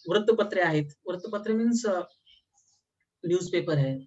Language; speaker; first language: Hindi; non-native, local second language; Marathi